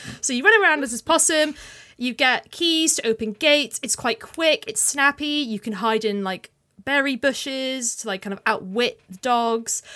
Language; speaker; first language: English; native; English